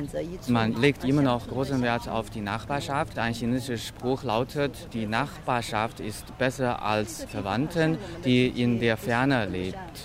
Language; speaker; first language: German; non-native, fluent; Chinese